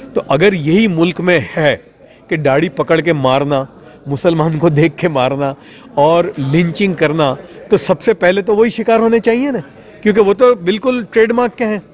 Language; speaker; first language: Hindi; non-native, local second language; Gujarati